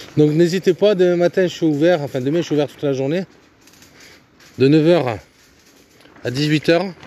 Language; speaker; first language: French; native; French